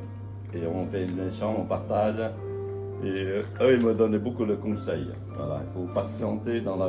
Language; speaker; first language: French; non-native, fluent; Vietnamese